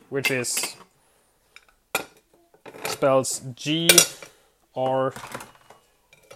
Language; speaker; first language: English; non-native, fluent; Swedish